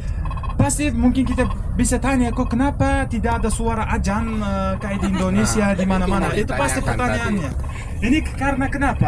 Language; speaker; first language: Indonesian; non-native, fluent; Uzbek